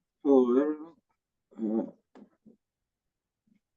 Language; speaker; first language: English; non-native, learner; Russian